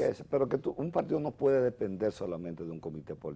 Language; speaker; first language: Spanish; native; Spanish